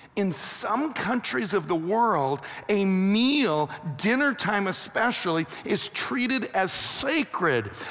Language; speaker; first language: English; native; English